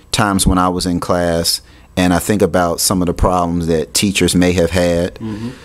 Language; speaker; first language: English; native; English